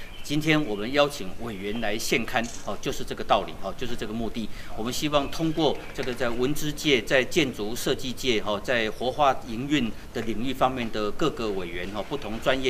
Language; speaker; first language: Chinese; native; Chinese